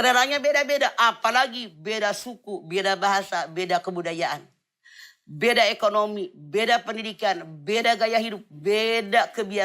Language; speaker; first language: Indonesian; native; Indonesian